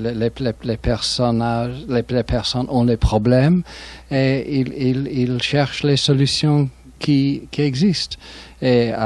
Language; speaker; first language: French; non-native, fluent; English